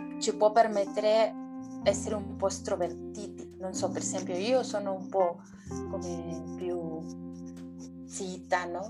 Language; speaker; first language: Italian; non-native, learner; Spanish